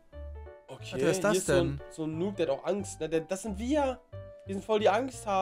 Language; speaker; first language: German; native; German